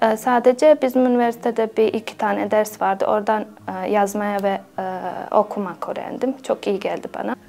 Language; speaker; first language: Turkish; non-native, fluent; Bosnian